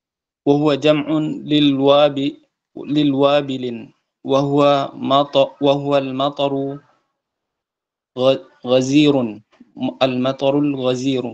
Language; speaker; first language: Arabic; non-native, learner; Indonesian